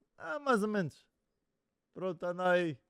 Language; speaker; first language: Portuguese; native; Portuguese